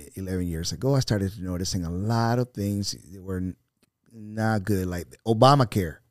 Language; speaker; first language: English; non-native, fluent; Spanish